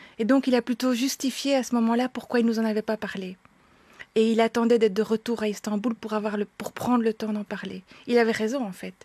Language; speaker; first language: French; native; French